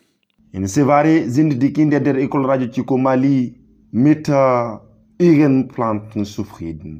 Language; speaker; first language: German; non-native, learner; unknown